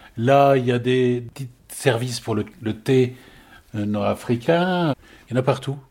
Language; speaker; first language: French; native; French